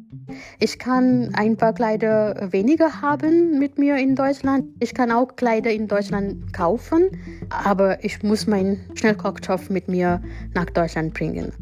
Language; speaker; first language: German; non-native, fluent; Gujarati